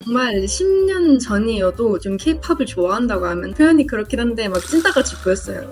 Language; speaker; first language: Korean; non-native, fluent; Estonian